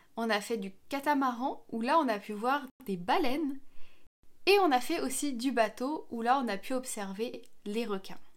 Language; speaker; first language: French; native; French